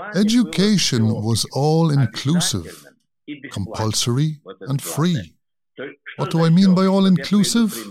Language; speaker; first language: English; non-native, fluent; Azerbaijani